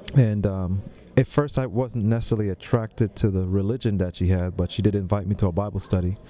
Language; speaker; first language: English; native; English